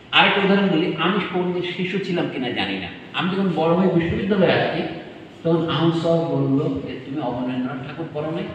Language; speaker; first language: Bangla; native; Bangla